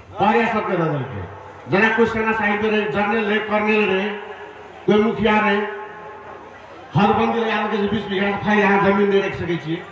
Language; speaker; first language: Maithili; non-native, local second language; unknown